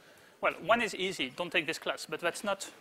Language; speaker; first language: English; native; English